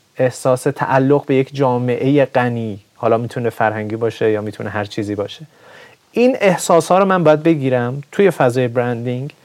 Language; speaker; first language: Persian; native; Persian